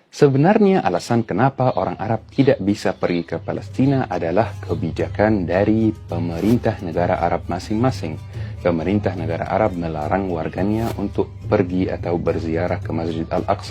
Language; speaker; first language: Indonesian; non-native, fluent; Arabic